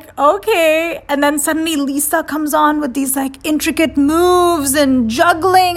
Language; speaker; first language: English; non-native, local second language; Hindi